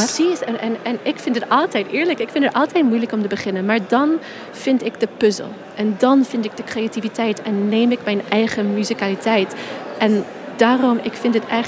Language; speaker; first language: Dutch; non-native, fluent; English